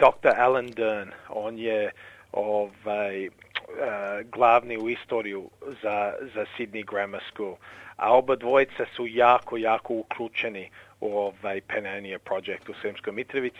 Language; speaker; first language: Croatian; early bilingual, heritage; English